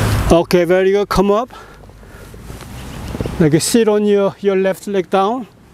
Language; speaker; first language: English; non-native, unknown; Korean